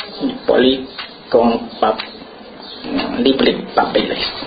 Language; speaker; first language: Spanish; non-native, learner; Chinese